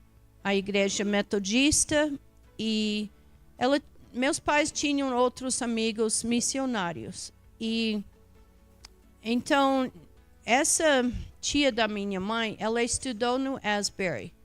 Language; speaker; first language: Portuguese; non-native, fluent; English